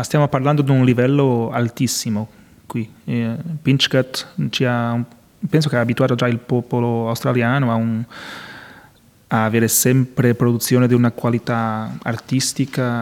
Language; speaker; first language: Italian; non-native, fluent; Portuguese